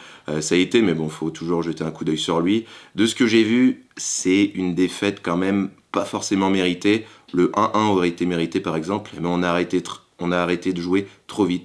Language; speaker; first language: French; native; French